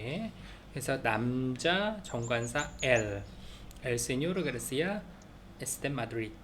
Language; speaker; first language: Spanish; non-native, learner; Korean